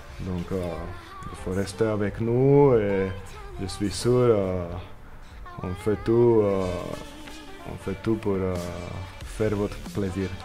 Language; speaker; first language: French; non-native, learner; Slovak